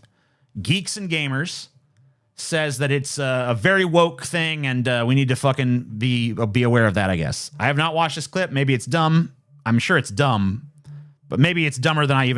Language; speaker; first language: English; native; English